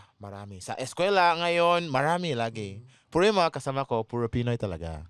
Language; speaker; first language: Filipino; non-native, fluent; Yoruba